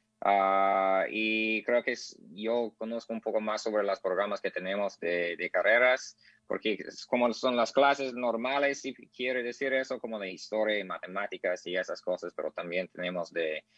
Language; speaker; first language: Spanish; non-native, learner; English